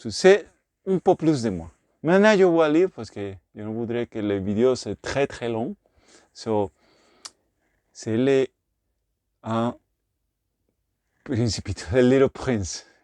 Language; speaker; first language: French; non-native, learner; Spanish